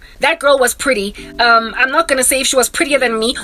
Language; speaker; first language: English; non-native, local second language; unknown